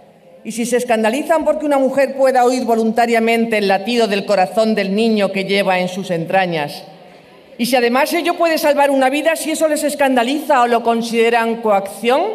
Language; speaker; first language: Spanish; native; Spanish